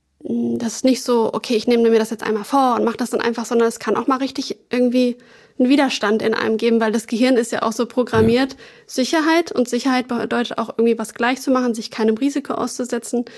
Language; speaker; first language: German; native; German